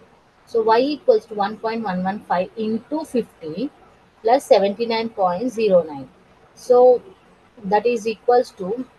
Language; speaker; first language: English; non-native, local second language; Telugu